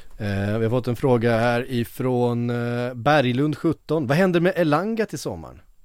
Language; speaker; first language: Swedish; native; Swedish